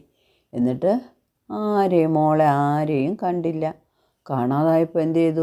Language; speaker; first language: Malayalam; native; Malayalam